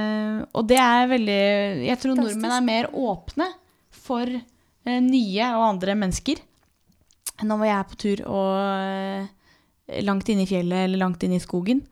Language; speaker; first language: Norwegian; native; Norwegian